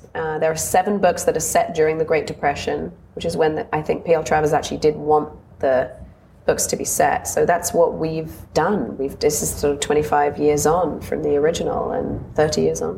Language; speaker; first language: English; native; English